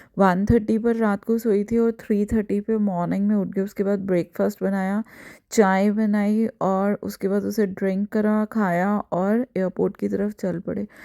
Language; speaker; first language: Hindi; native; Hindi